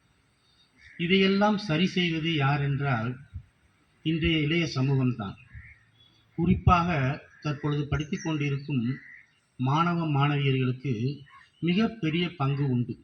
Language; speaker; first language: Tamil; native; Tamil